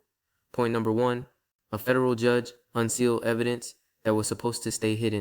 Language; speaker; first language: English; native; English